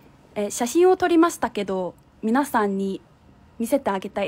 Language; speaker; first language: Japanese; non-native, fluent; Korean